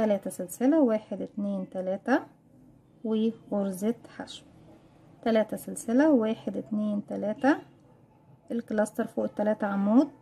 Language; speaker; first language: Arabic; native; Arabic